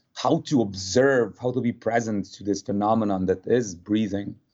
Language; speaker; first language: English; non-native, fluent; Serbian